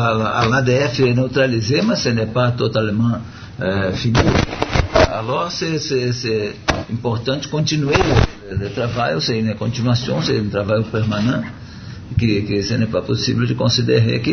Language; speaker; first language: French; non-native, learner; Portuguese